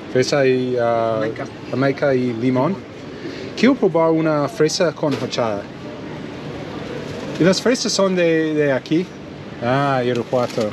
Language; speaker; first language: Spanish; non-native, learner; English